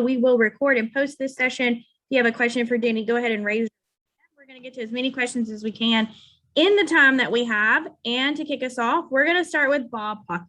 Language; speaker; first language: English; native; English